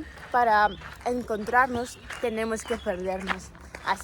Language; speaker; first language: Spanish; non-native, fluent; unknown